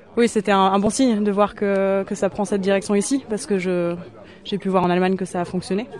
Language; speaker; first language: French; native; French